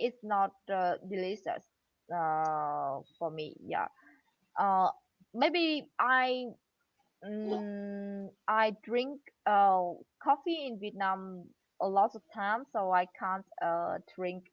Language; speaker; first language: English; non-native, learner; Vietnamese